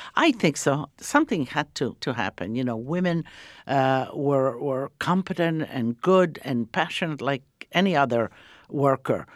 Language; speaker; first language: English; early bilingual, other home language; Croatian